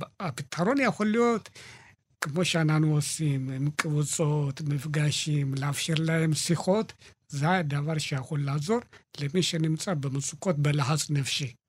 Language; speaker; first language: Hebrew; non-native, fluent; Amharic